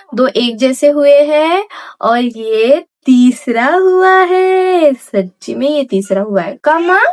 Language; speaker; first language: Hindi; non-native, local second language; Marathi